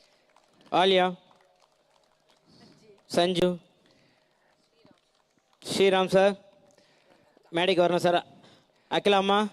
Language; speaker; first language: Tamil; native; Tamil